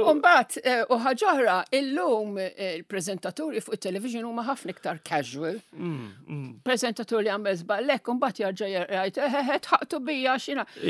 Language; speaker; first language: Maltese; non-native, local second language; Italian